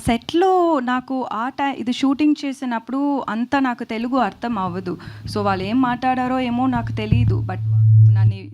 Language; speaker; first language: Telugu; non-native, local second language; Tamil